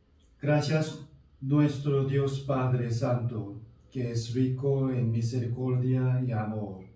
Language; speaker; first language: Spanish; non-native, fluent; Korean